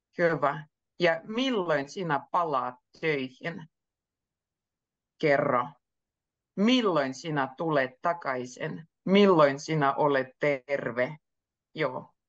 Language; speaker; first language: Finnish; native; Finnish